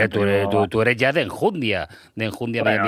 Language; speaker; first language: Spanish; native; Spanish